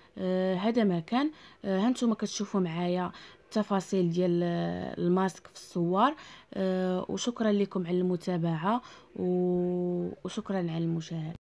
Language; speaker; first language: Arabic; native; Arabic